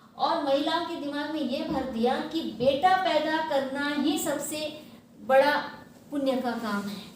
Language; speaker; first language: Hindi; non-native, local second language; Marathi